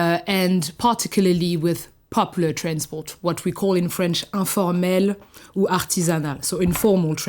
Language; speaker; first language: English; non-native, fluent; French